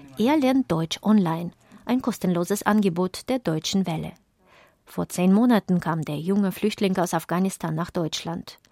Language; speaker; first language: German; native; German